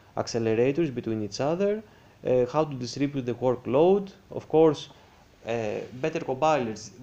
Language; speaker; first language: English; non-native, fluent; Greek